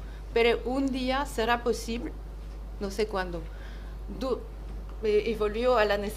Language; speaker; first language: Spanish; non-native, fluent; French